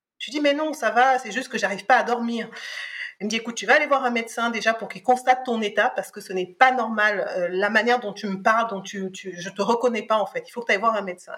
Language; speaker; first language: French; early bilingual, other home language; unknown